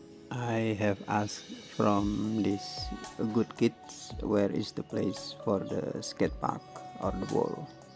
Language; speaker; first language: English; non-native, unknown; Indonesian